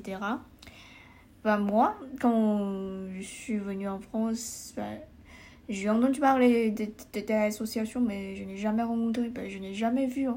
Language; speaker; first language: French; non-native, learner; Chinese